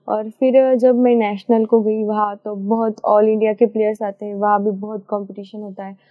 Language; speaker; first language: Hindi; non-native, local second language; Marathi